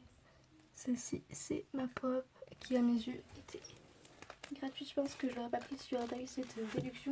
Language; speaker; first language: French; native; French